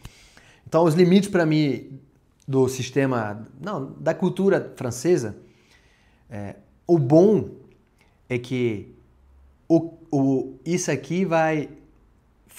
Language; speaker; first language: Portuguese; non-native, fluent; French